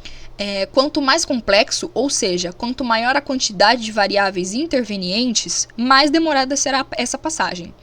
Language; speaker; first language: Portuguese; native; Portuguese